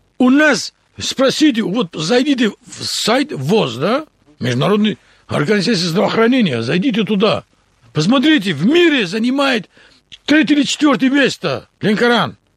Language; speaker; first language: Russian; non-native, local second language; Talysh